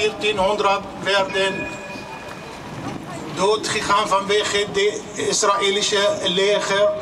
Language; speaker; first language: Dutch; non-native, learner; Arabic